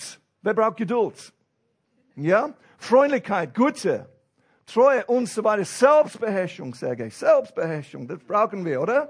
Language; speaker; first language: German; non-native, fluent; English